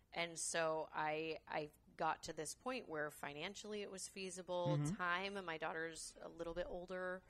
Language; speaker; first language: English; native; English